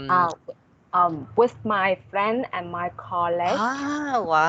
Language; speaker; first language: English; non-native, learner; Vietnamese